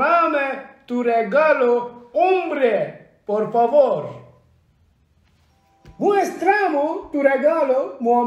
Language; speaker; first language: Spanish; non-native, learner; Turkish